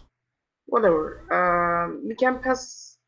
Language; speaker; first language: English; non-native, learner; Turkish